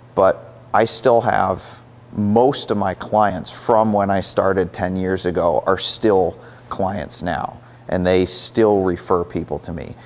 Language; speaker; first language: English; native; English